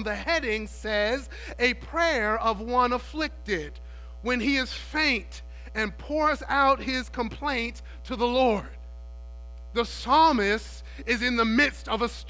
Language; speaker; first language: English; native; English